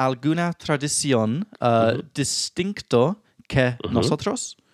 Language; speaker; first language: Spanish; non-native, learner; English